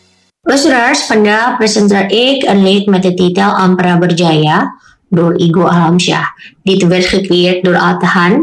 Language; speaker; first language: Dutch; non-native, fluent; Indonesian